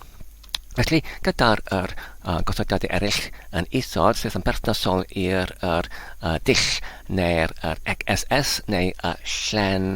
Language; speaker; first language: Welsh; non-native, learner; English